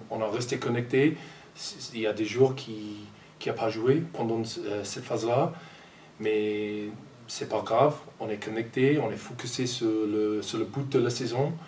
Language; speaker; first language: French; non-native, fluent; English